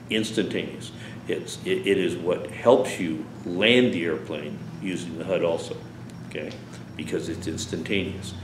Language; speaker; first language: English; native; English